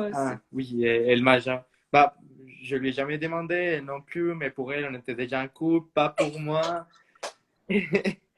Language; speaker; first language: French; non-native, fluent; Spanish